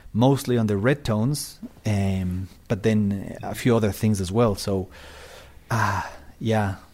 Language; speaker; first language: English; non-native, fluent; Spanish